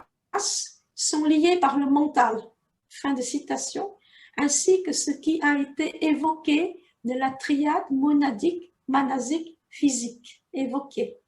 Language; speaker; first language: French; native; French